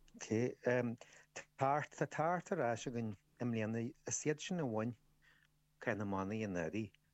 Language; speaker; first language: Irish; native; Irish